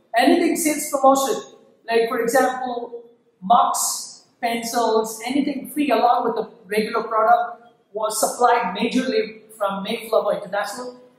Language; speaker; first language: English; non-native, local second language; Kannada